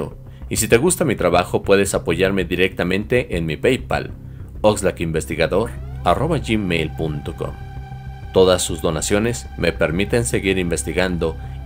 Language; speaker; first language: Spanish; native; Spanish